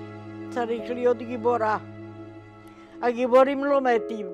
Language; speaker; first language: Hebrew; non-native, learner; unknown